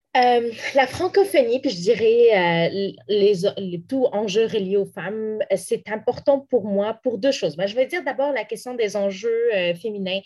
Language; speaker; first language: French; non-native, local second language; Arabic